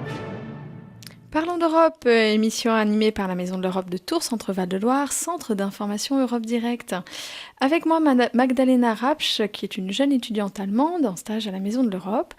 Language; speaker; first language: French; native; French